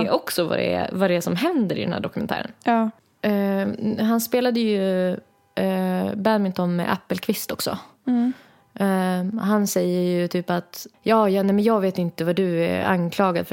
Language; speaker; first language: Swedish; native; Swedish